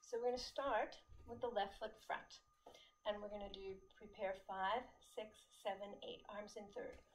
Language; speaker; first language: English; native; English